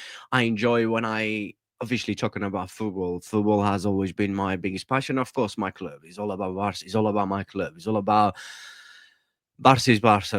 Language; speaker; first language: English; non-native, fluent; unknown